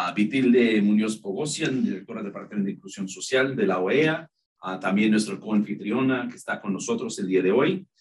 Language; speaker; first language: Spanish; non-native, fluent; English